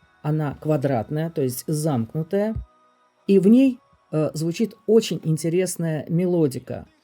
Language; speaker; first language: Russian; native; Russian